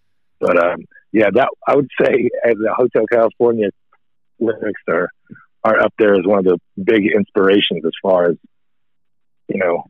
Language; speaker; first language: English; native; English